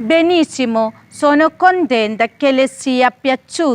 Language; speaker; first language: Italian; non-native, fluent; Malayalam